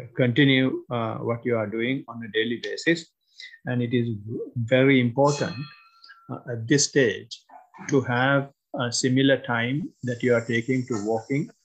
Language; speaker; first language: English; non-native, local second language; Sinhala